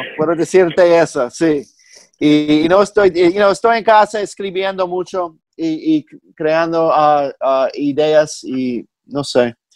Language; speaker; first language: Spanish; non-native, fluent; English